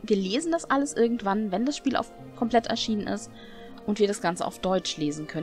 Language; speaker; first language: German; native; German